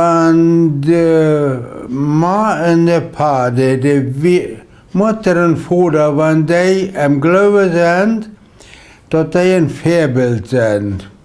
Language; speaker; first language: German; non-native, local second language; Low German